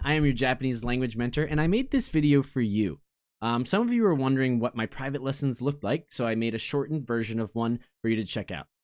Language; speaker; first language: English; native; English